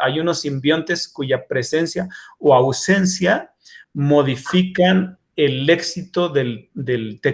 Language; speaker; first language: Spanish; native; Spanish